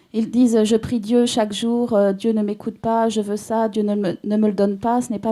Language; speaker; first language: French; native; French